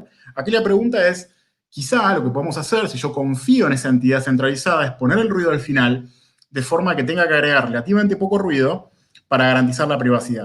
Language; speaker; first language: Spanish; native; Spanish